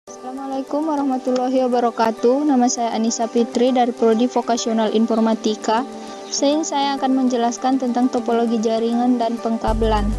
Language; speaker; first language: Indonesian; native; Indonesian